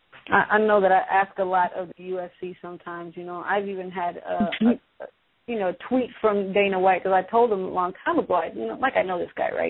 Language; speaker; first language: English; early bilingual, other home language; Spanish